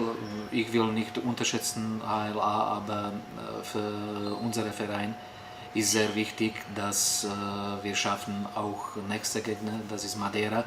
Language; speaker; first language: German; non-native, fluent; Slovak